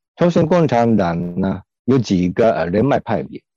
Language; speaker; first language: Chinese; non-native, fluent; Japanese